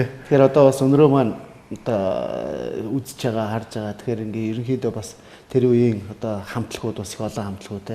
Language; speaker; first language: Mongolian; native; Mongolian